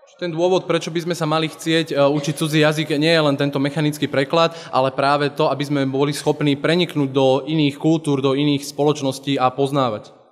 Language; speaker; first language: Slovak; non-native, fluent; Italian